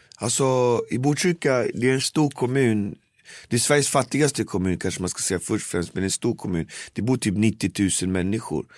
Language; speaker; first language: Swedish; native; Swedish